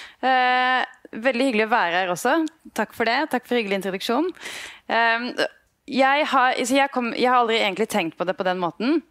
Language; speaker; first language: Norwegian; native; Norwegian